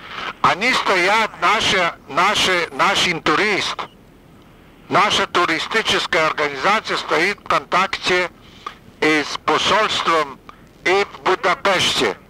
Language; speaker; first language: Russian; non-native, fluent; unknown